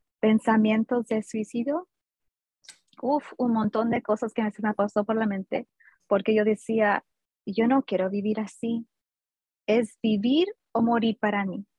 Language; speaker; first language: Spanish; early bilingual, heritage; Spanish